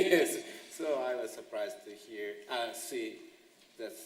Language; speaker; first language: English; non-native, fluent; Japanese